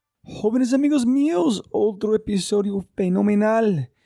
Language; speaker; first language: Spanish; non-native, fluent; English